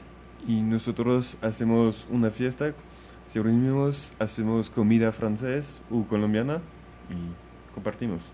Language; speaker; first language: Spanish; non-native, learner; French